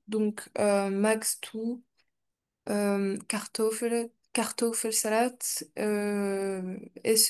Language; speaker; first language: German; non-native, learner; French